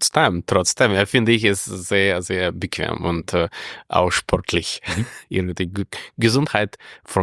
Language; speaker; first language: German; non-native, fluent; Russian